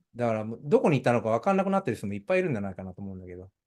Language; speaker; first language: Japanese; native; Japanese